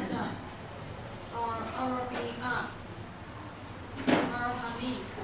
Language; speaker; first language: Arabic; non-native, learner; Chinese